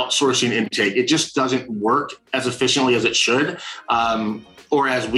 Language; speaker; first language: English; native; English